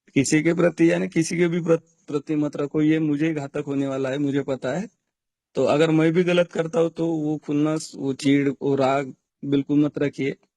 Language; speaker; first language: Hindi; non-native, local second language; Marathi